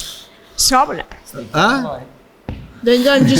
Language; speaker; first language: Albanian; early bilingual, heritage; Albanian